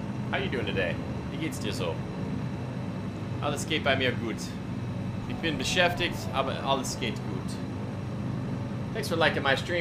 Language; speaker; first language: German; non-native, learner; English